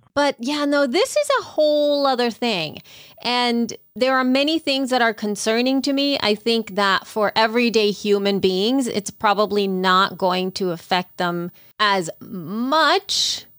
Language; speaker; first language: English; early bilingual, other home language; Spanish